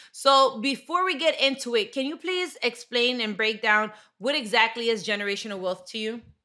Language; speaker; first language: English; early bilingual, other home language; Spanish